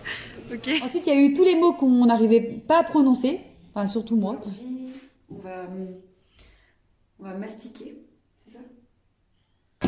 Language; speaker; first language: French; native; French